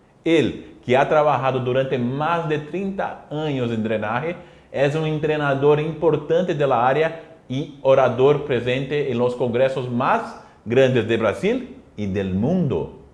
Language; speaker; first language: Spanish; non-native, learner; Portuguese